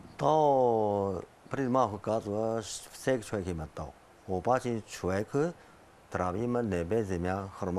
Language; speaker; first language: Bulgarian; non-native, learner; Chinese